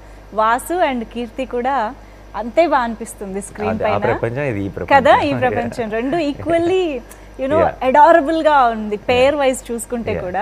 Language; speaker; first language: Telugu; native; Telugu